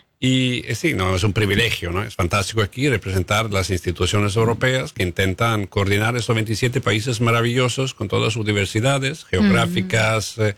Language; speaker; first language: Spanish; non-native, fluent; Italian